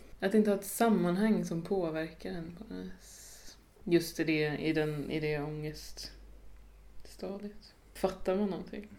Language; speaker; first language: Swedish; native; Swedish